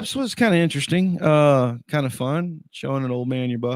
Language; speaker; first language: English; native; English